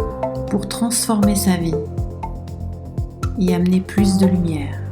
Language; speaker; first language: French; native; French